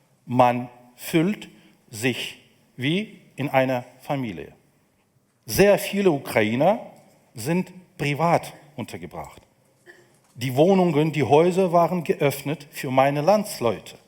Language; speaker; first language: German; non-native, fluent; Ukrainian